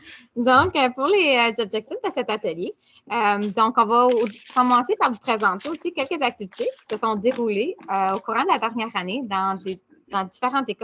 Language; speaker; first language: French; native; French